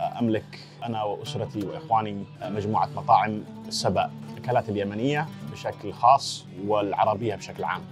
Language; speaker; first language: Arabic; early bilingual, heritage; Arabic